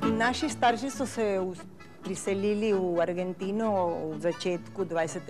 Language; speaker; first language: Slovenian; early bilingual, heritage; Slovenian